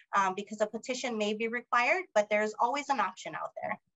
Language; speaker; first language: English; native; English